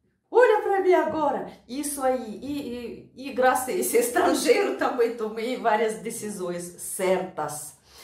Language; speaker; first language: Portuguese; non-native, fluent; Russian